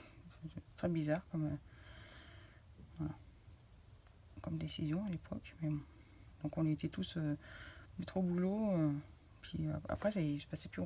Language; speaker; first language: French; native; French